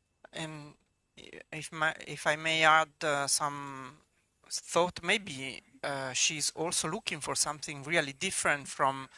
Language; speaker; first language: English; non-native, fluent; Italian